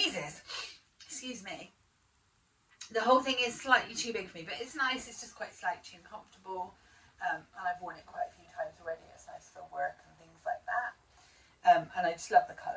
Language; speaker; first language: English; native; English